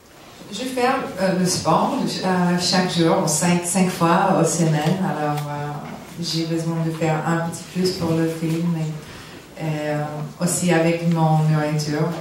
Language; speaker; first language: French; non-native, learner; English